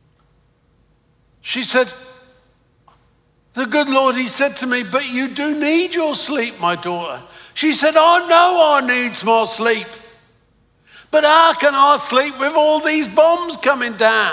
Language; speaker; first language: English; native; English